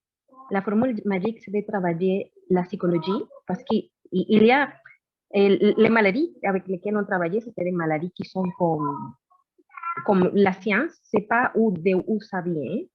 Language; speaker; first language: French; non-native, learner; Spanish